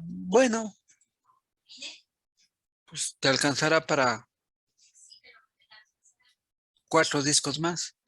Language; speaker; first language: Spanish; native; Spanish